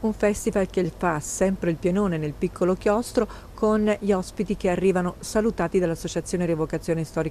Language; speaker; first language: Italian; native; Italian